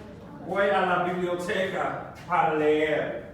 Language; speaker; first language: Spanish; non-native, fluent; English